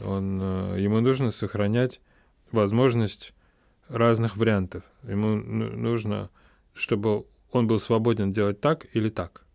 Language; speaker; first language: Russian; native; Russian